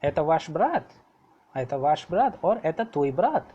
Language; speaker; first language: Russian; non-native, fluent; Hindi